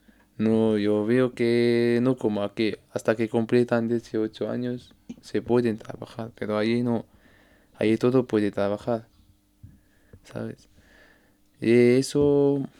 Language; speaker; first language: Spanish; non-native, learner; Arabic